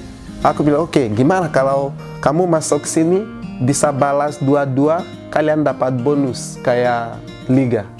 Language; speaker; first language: Indonesian; non-native, fluent; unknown